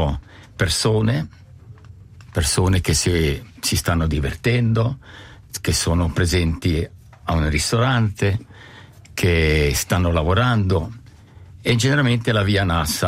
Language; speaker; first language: Italian; native; Italian